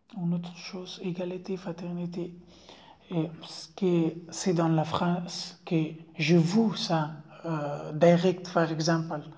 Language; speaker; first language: French; non-native, learner; Pashto